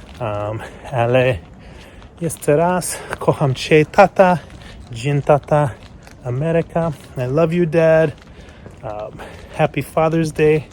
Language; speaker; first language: Polish; non-native, learner; English